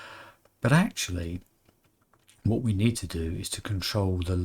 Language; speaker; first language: English; native; English